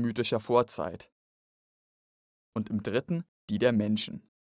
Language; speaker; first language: German; native; German